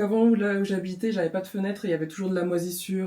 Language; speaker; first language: French; native; French